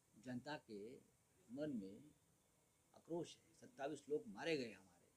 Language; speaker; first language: Hindi; non-native, local second language; Marathi